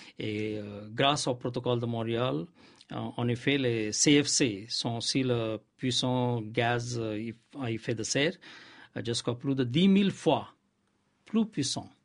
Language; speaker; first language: French; non-native, learner; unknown